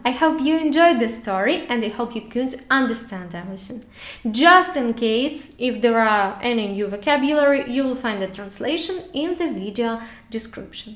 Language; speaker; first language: English; non-native, fluent; Ukrainian